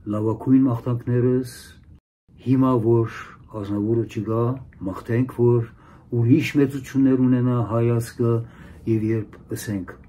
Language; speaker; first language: Armenian; early bilingual, heritage; Armenian